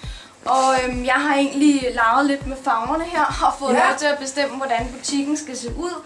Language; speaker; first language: Danish; native; Danish